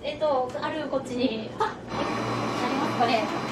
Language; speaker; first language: Japanese; native; Japanese